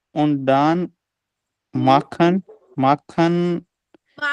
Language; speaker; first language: German; non-native, learner; Hindi